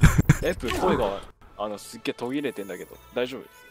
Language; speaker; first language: Japanese; native; Japanese